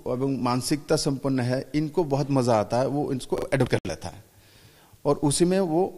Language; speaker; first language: Hindi; non-native, local second language; Bangla